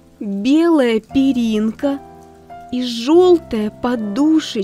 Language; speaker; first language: Russian; native; Russian